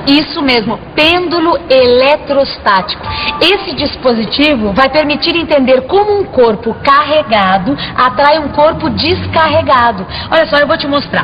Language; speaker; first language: Portuguese; native; Portuguese